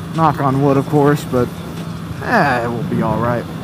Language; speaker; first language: English; native; English